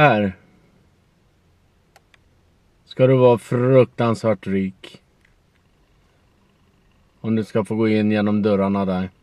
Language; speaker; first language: Swedish; native; Swedish